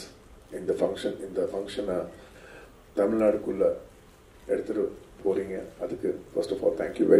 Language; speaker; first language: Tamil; non-native, local second language; Telugu